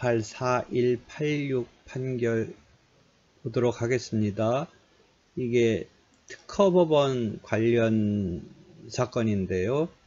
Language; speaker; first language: Korean; native; Korean